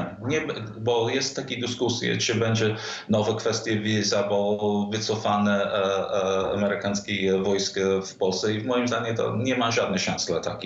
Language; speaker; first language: Polish; non-native, fluent; English